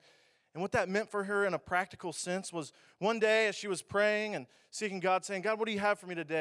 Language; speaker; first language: English; native; English